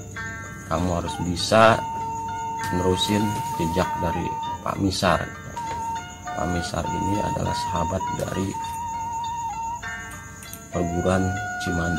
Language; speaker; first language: Indonesian; native; Indonesian